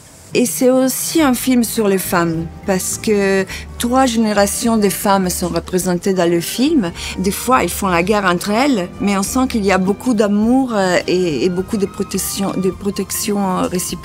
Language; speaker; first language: French; non-native, fluent; Italian